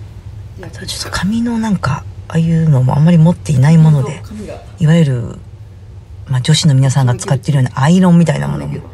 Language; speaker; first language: Japanese; native; Japanese